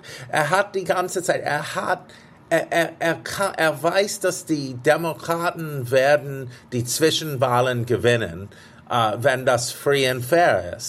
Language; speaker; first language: German; non-native, fluent; English